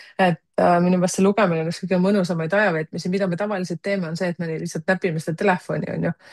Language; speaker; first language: Estonian; native; Estonian